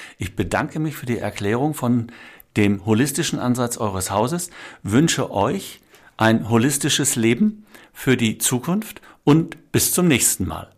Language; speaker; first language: German; native; German